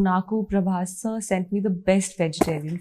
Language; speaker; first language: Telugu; non-native, learner; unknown